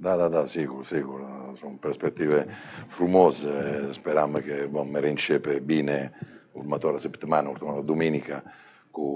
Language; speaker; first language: Romanian; non-native, fluent; Italian